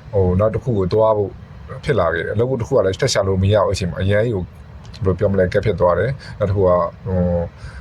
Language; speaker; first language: Burmese; native; Burmese